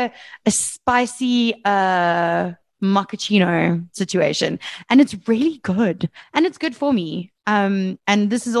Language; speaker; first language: English; native; English